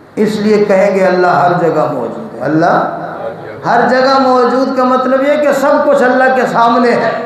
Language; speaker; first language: Urdu; non-native, local second language; Punjabi